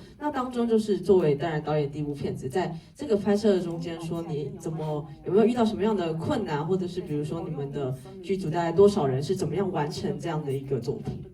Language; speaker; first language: Chinese; native; Chinese